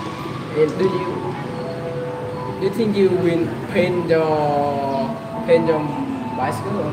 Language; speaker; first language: English; non-native, learner; Vietnamese